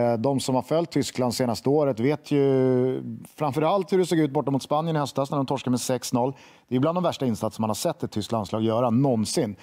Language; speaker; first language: Swedish; native; Swedish